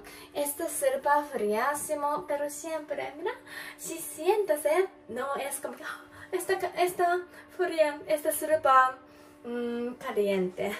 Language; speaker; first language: Spanish; non-native, learner; Japanese